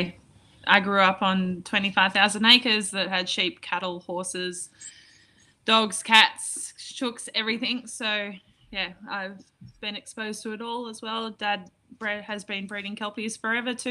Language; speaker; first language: English; native; English